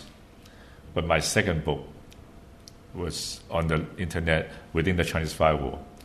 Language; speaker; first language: English; non-native, local second language; Cantonese